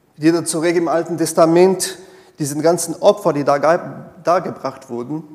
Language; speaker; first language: German; non-native, fluent; Portuguese